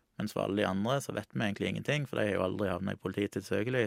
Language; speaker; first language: Norwegian; native; Norwegian